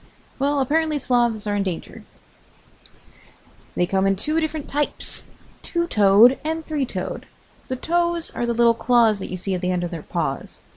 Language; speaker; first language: English; native; English